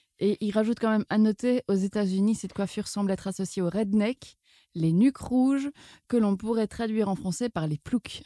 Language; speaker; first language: French; native; French